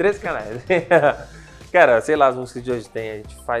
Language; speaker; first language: Portuguese; native; Portuguese